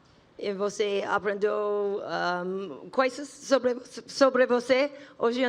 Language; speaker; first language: Portuguese; non-native, learner; English